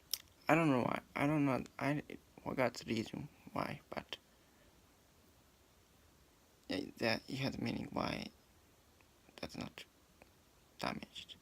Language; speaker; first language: English; non-native, learner; Japanese